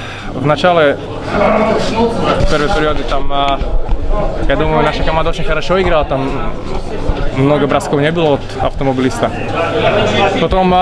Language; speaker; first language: Russian; non-native, learner; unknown